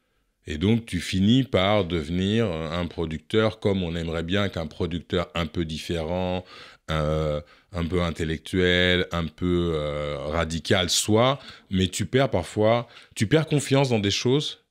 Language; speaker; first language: French; native; French